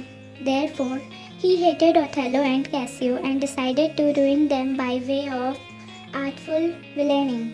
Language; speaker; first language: English; non-native, local second language; Hindi